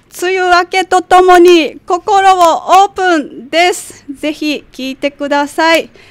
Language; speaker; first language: Japanese; native; Japanese